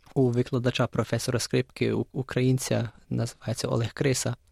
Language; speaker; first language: Ukrainian; early bilingual, other home language; English